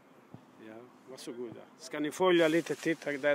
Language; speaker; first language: Swedish; non-native, learner; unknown